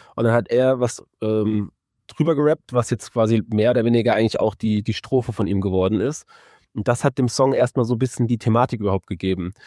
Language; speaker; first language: German; native; German